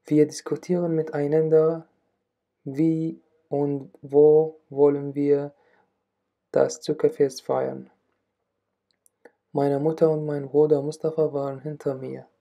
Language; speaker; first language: German; non-native, learner; Arabic